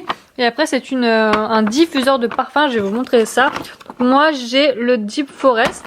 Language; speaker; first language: French; native; French